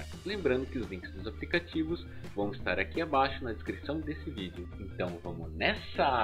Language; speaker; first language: Portuguese; native; Portuguese